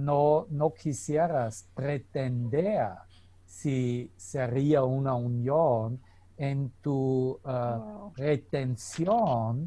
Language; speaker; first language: Spanish; non-native, fluent; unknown